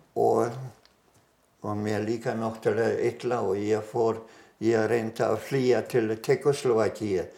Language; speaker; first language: Icelandic; non-native, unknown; German